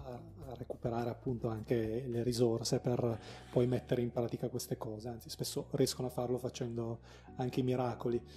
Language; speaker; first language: Italian; native; Italian